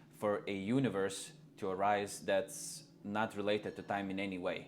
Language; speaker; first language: English; non-native, fluent; Lithuanian